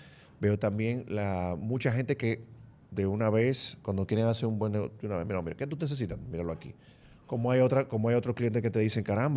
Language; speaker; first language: Spanish; native; Spanish